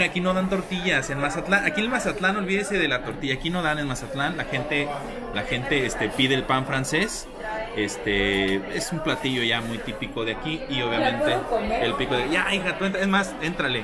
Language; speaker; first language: Spanish; native; Spanish